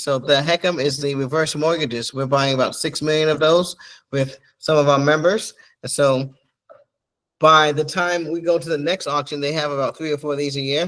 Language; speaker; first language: English; native; English